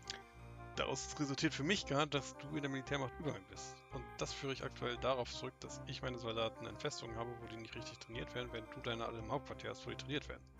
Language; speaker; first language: German; native; German